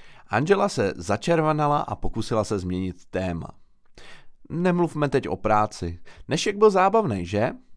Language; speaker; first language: Czech; native; Czech